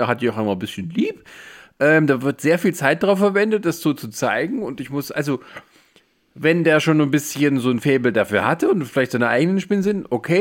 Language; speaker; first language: German; native; German